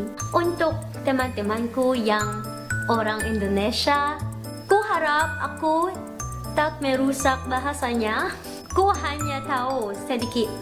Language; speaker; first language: Indonesian; non-native, learner; Filipino